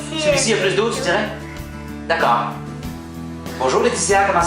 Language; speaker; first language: French; native; French